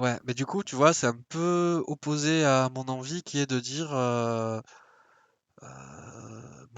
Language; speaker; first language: French; native; French